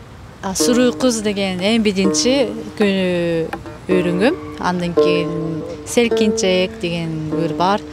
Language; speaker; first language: Kyrgyz; non-native, fluent; Japanese